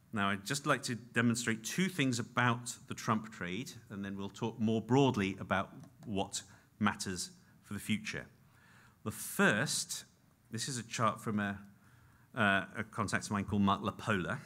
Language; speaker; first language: English; native; English